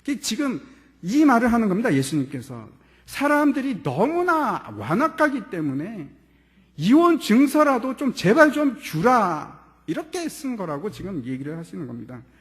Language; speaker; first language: Korean; native; Korean